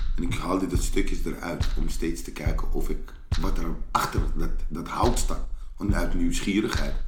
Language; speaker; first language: Dutch; early bilingual, other home language; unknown